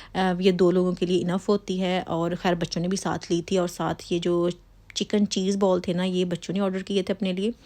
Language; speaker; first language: Urdu; native; Urdu